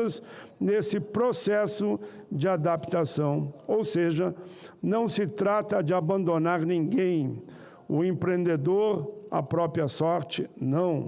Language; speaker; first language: Portuguese; native; Portuguese